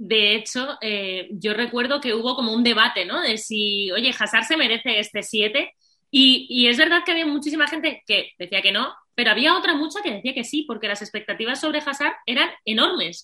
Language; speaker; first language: Spanish; native; Spanish